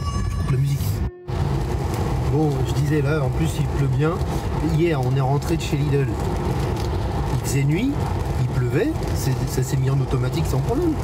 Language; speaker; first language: French; native; French